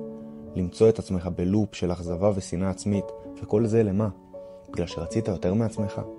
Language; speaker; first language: Hebrew; native; Hebrew